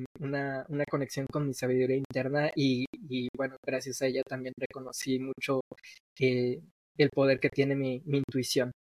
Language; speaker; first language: Spanish; native; Spanish